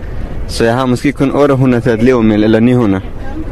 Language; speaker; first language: Danish; non-native, fluent; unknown